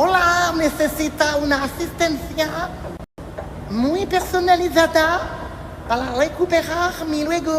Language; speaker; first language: Spanish; non-native, learner; French